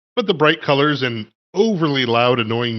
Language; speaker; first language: English; native; English